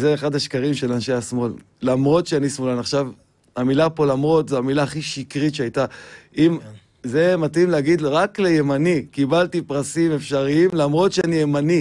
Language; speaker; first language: Hebrew; native; Hebrew